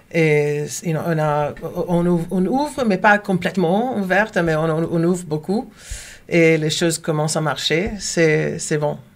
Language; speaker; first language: French; non-native, learner; Portuguese